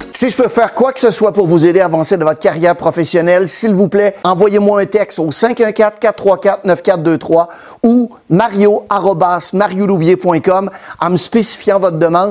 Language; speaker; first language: French; native; French